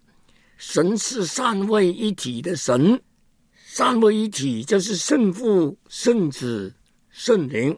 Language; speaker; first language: Chinese; non-native, local second language; Cantonese